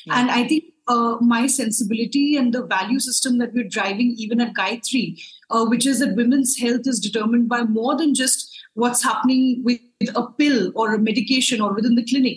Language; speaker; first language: English; non-native, local second language; Hindi